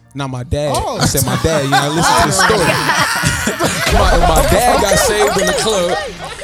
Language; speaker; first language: English; native; English